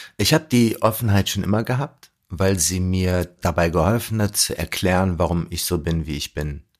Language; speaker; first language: German; early bilingual, other home language; Arabic